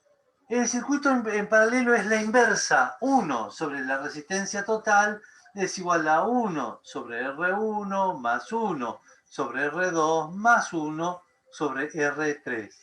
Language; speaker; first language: Spanish; native; Spanish